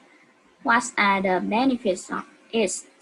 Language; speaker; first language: English; non-native, learner; Vietnamese